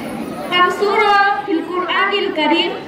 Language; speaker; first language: Arabic; non-native, learner; Bangla